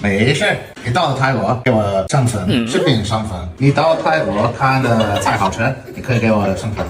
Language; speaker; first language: Chinese; non-native, learner; English